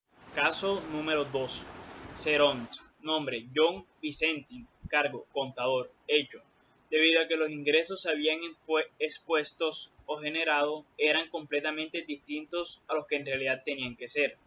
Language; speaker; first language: Spanish; native; Spanish